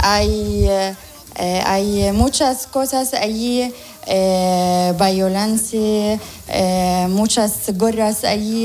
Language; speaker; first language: Spanish; non-native, learner; Arabic